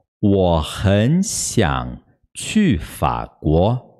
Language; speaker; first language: Chinese; non-native, fluent; Portuguese